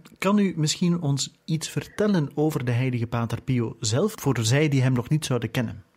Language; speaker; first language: Dutch; native; Dutch